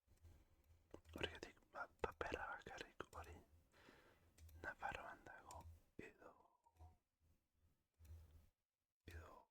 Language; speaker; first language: Basque; non-native, learner; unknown